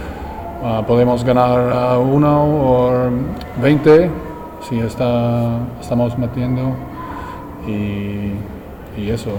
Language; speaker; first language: Spanish; non-native, learner; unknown